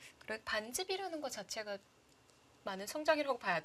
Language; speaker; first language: Korean; native; Korean